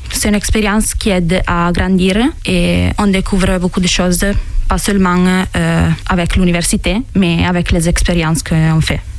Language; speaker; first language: French; non-native, learner; Italian